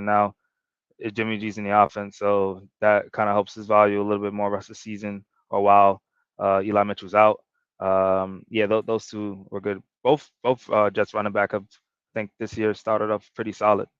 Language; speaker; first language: English; native; English